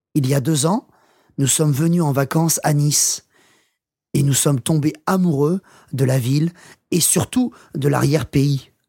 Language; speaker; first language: French; non-native, learner; English